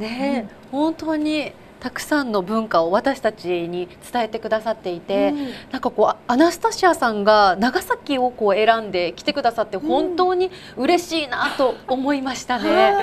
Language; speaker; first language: Japanese; native; Japanese